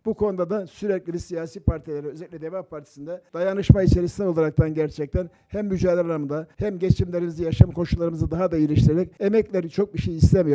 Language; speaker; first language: Turkish; native; Turkish